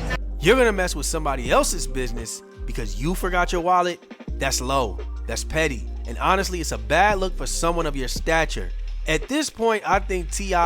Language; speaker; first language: English; native; English